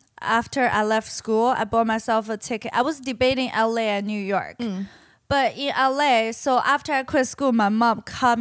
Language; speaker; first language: English; non-native, fluent; Chinese